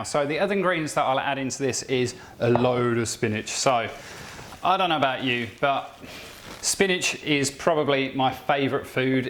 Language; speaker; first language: English; native; English